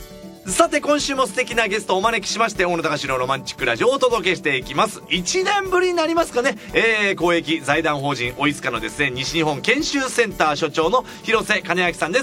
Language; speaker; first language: Japanese; native; Japanese